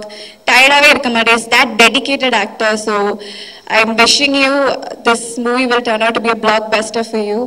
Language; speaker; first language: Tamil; non-native, fluent; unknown